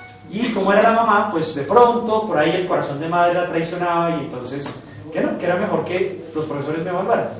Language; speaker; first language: Spanish; native; Spanish